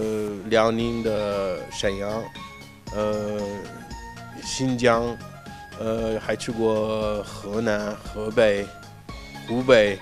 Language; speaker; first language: Chinese; non-native, fluent; Arabic